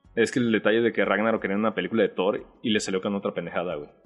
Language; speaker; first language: Spanish; native; Spanish